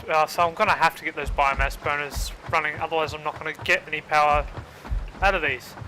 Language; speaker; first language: English; native; English